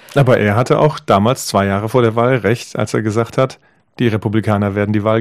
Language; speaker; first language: German; native; German